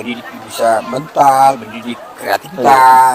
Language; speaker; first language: Indonesian; native; Indonesian